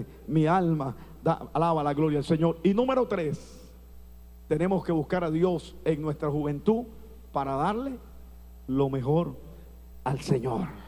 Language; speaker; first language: Spanish; native; Spanish